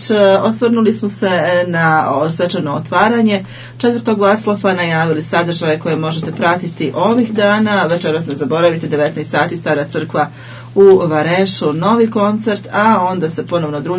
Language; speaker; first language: Serbian; native; Serbian